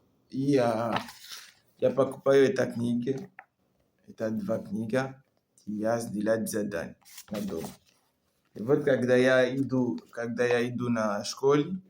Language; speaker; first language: Russian; non-native, learner; French